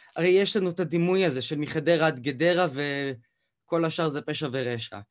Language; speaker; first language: Hebrew; native; Hebrew